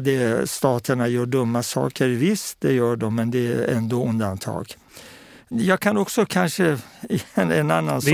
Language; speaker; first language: Swedish; non-native, fluent; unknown